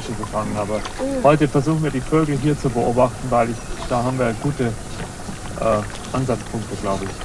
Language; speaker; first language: German; native; German